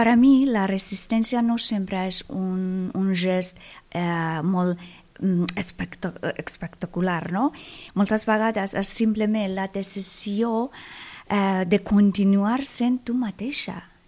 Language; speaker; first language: Catalan; non-native, fluent; Persian